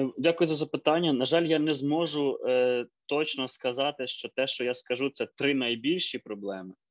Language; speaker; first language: Ukrainian; native; Ukrainian